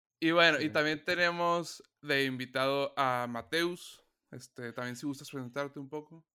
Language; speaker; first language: Spanish; native; Spanish